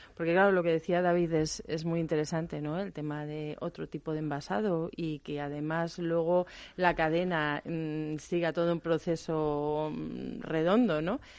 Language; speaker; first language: Spanish; non-native, fluent; German